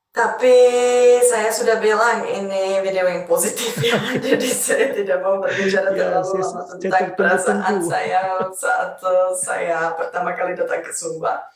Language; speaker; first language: Indonesian; non-native, fluent; Czech